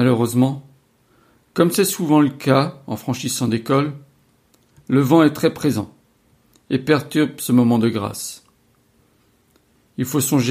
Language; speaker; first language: French; native; French